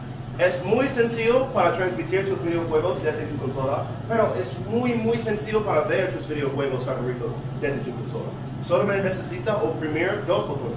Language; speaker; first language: Spanish; non-native, learner; English